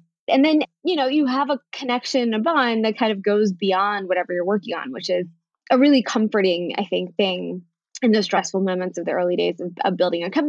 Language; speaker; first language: English; early bilingual, other home language; Bangla